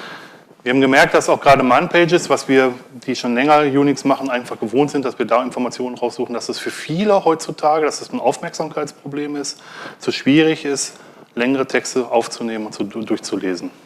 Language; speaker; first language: German; native; German